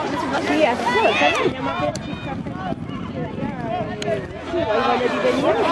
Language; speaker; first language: Italian; native; Italian